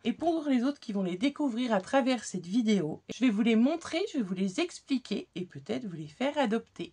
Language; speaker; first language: French; native; French